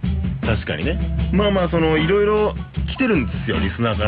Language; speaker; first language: Japanese; native; Japanese